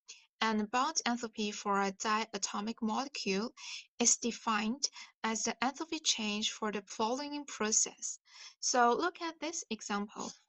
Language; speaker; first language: English; non-native, fluent; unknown